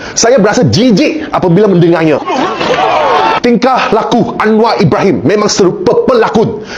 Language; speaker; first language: Malay; non-native, local second language; Chinese